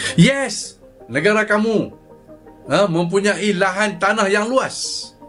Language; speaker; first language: Malay; native; Malay